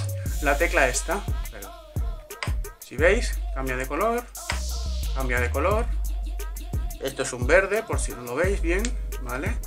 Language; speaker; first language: Spanish; native; Spanish